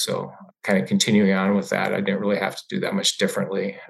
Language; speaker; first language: English; native; English